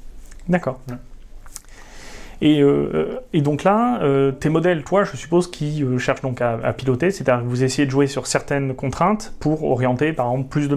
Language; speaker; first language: French; native; French